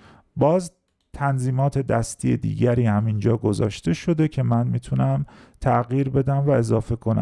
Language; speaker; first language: Persian; native; Persian